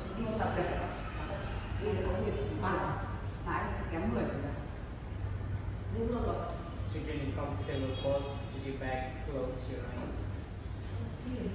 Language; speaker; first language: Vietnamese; non-native, learner; Hindi